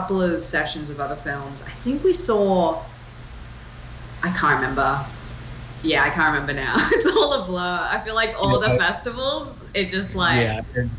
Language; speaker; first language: English; non-native, local second language; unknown